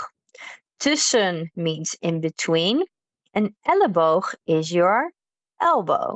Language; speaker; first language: English; non-native, fluent; Dutch